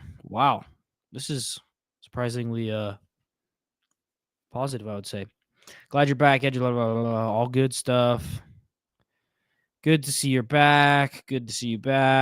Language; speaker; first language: English; native; English